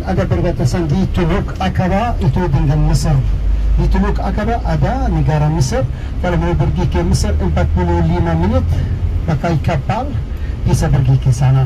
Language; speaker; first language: Indonesian; non-native, learner; Arabic